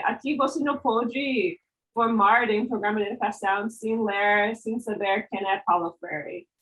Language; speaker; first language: Portuguese; non-native, fluent; English